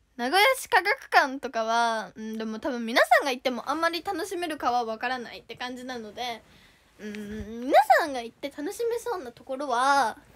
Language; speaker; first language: Japanese; native; Japanese